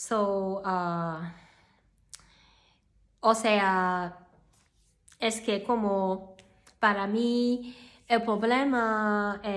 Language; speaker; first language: Spanish; non-native, learner; Cantonese